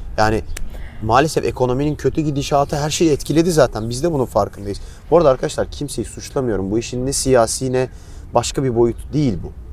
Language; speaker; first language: Turkish; native; Turkish